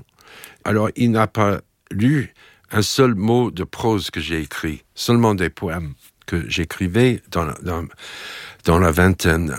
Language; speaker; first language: French; non-native, fluent; English